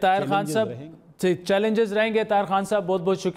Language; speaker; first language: Urdu; native; Urdu